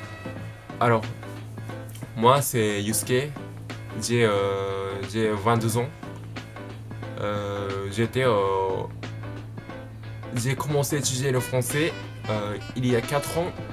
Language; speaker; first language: French; non-native, learner; Japanese